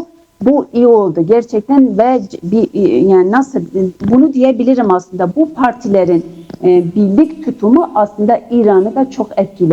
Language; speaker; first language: Turkish; non-native, fluent; Kurdish